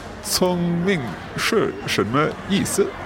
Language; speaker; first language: Chinese; non-native, learner; English